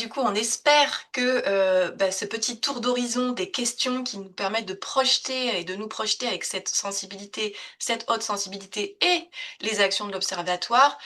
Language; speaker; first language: French; native; French